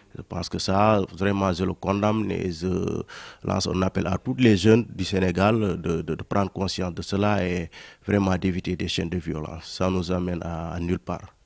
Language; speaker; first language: French; non-native, local second language; Wolof